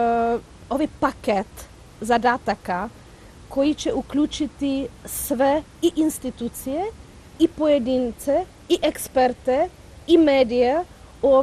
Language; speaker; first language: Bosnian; non-native, fluent; Czech